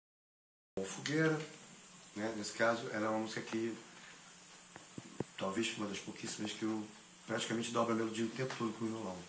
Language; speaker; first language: Portuguese; native; Portuguese